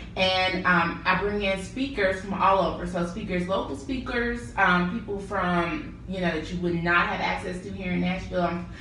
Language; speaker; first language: English; native; English